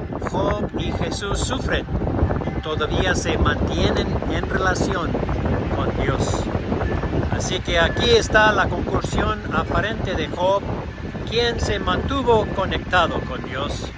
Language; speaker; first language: Spanish; non-native, fluent; English